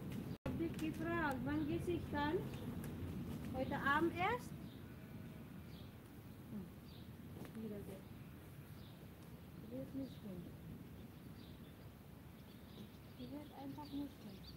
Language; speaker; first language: German; non-native, learner; Filipino